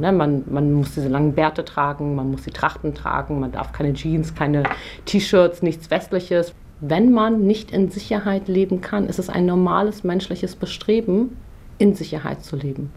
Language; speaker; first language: German; early bilingual, other home language; Persian